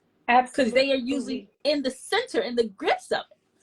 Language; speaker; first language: English; native; English